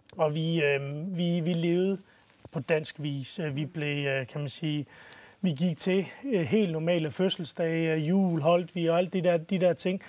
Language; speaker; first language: Danish; early bilingual, other home language; Arabic